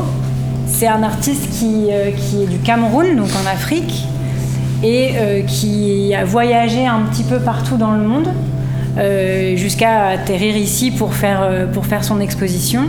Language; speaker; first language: French; native; French